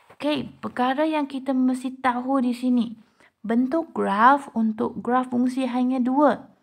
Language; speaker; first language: Malay; non-native, local second language; Chinese